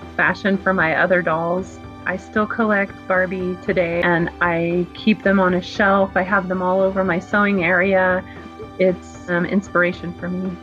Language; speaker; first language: English; native; English